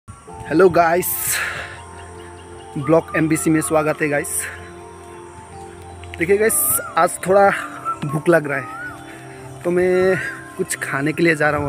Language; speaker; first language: Hindi; non-native, local second language; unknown